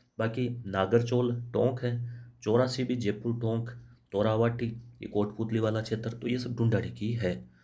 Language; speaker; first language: Hindi; native; Hindi